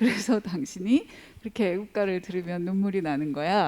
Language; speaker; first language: Korean; native; Korean